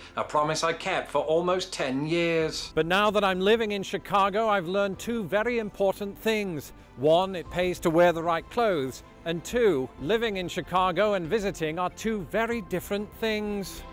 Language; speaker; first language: English; native; English